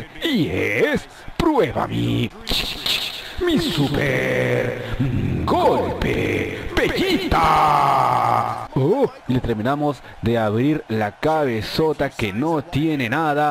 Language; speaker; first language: Spanish; native; Spanish